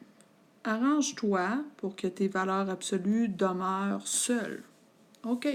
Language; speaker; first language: French; native; French